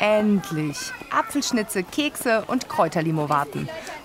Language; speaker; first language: German; native; German